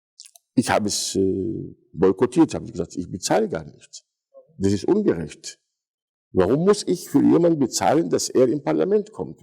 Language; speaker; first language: German; non-native, fluent; Arabic